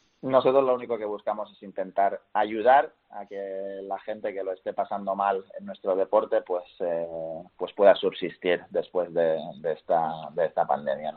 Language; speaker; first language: Spanish; native; Spanish